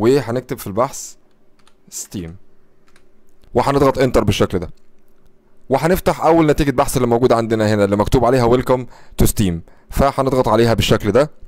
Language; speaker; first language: Arabic; native; Arabic